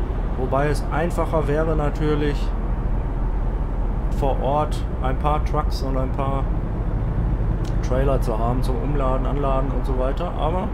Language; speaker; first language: German; native; German